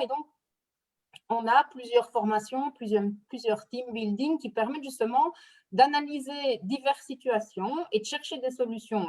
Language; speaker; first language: French; native; French